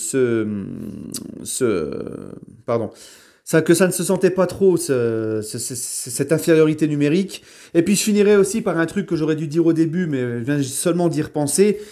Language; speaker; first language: French; native; French